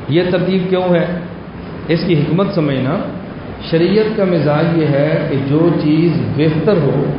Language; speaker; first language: Urdu; native; Urdu